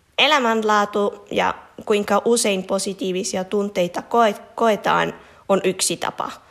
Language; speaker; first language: Finnish; non-native, fluent; Italian